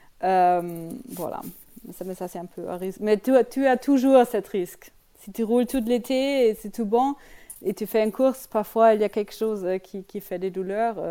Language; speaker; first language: French; non-native, learner; German